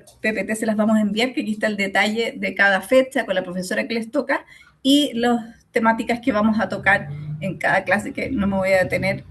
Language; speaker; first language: Spanish; native; Spanish